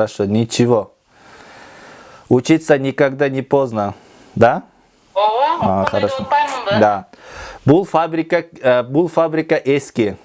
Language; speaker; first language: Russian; non-native, local second language; Kyrgyz